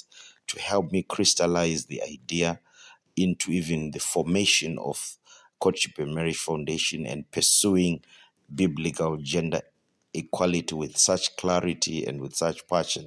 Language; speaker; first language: English; non-native, local second language; Shona